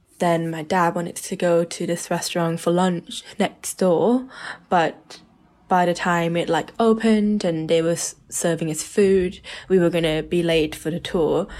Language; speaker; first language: English; early bilingual, other home language; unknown